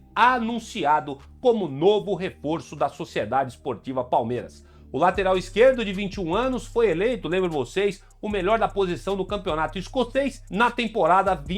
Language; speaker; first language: Portuguese; native; Portuguese